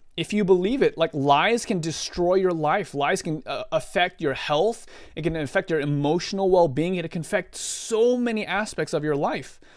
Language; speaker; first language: English; native; English